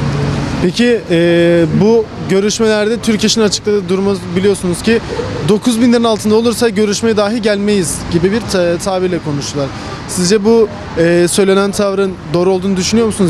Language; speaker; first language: Turkish; native; Turkish